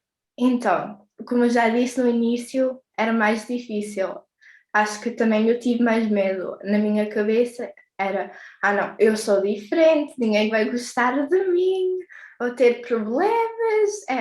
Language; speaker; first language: Portuguese; early bilingual, heritage; English